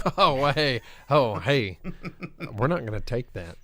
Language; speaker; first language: English; native; English